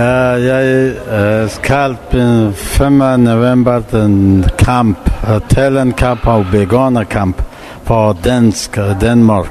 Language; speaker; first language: Danish; non-native, learner; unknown